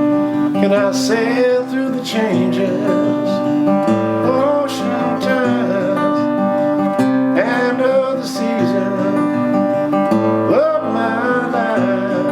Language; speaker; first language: English; native; English